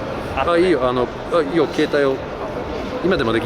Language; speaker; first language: Japanese; non-native, fluent; English